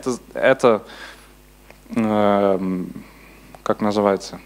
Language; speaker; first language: Russian; non-native, learner; Dutch